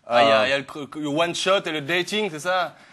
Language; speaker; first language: French; native; French